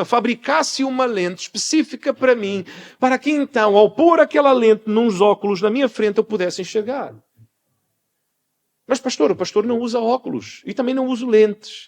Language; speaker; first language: Portuguese; native; Portuguese